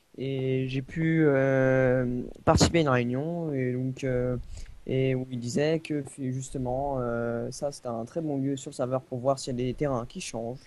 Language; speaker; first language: French; native; French